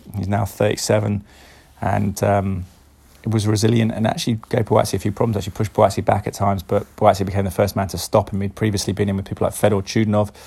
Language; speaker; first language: English; native; English